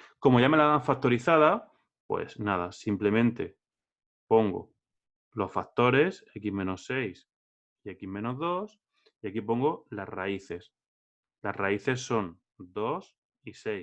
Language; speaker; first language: Spanish; native; Spanish